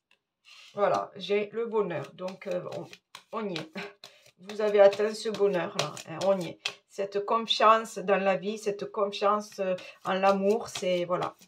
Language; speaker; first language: French; native; French